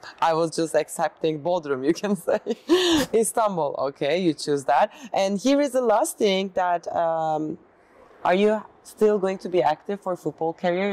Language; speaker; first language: English; non-native, fluent; Turkish